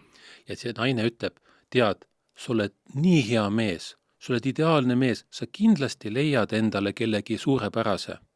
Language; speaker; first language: Estonian; native; Estonian